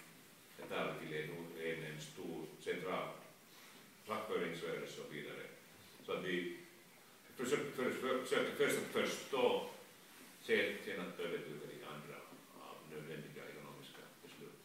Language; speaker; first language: Swedish; non-native, local second language; Finnish